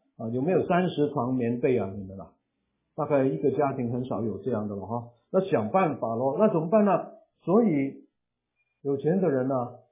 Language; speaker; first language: Chinese; non-native, local second language; Cantonese